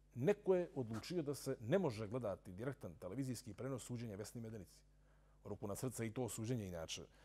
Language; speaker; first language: Serbian; native; Serbian